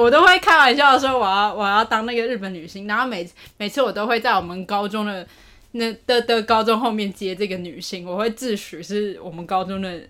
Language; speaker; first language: Chinese; native; Chinese